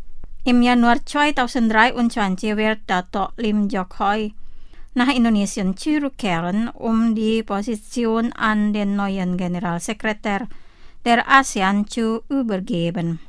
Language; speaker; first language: German; non-native, fluent; Indonesian